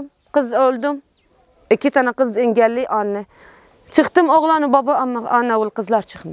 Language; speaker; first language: Turkish; non-native, learner; Arabic